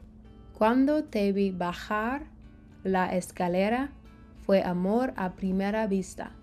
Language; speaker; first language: Spanish; non-native, learner; English